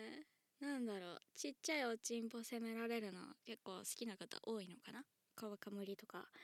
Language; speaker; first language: Japanese; native; Japanese